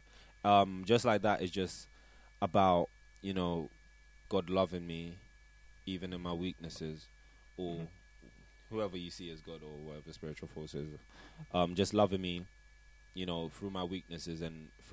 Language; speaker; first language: English; non-native, local second language; Akan